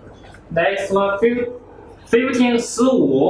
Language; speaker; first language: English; non-native, learner; Chinese